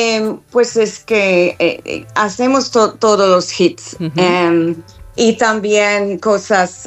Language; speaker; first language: Spanish; non-native, fluent; English